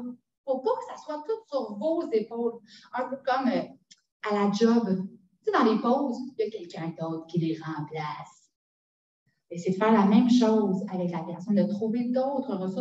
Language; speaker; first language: French; native; French